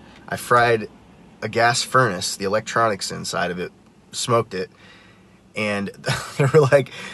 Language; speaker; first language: English; native; English